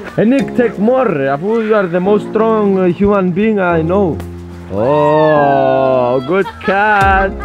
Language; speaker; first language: English; non-native, learner; Greek